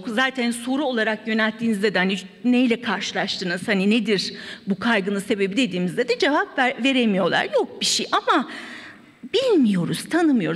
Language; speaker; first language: Turkish; native; Turkish